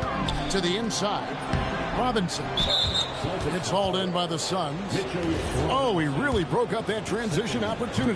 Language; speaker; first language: English; native; English